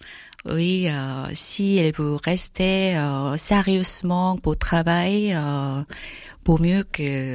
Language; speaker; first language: French; non-native, learner; Korean